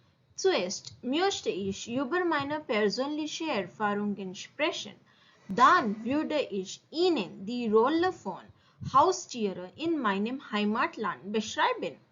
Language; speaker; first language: German; non-native, learner; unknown